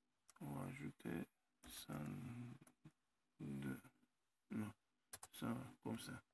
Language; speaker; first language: French; non-native, learner; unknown